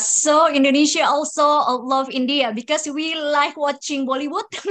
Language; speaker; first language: English; non-native, fluent; Indonesian